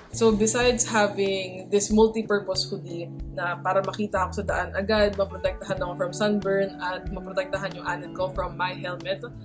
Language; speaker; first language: Filipino; native; Filipino